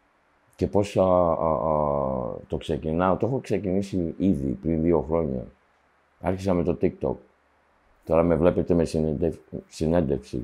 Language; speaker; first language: Greek; early bilingual, heritage; Greek